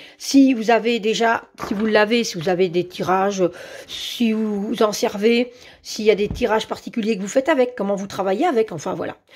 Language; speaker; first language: French; native; French